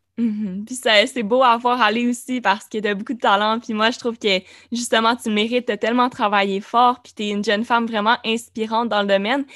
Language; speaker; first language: French; native; French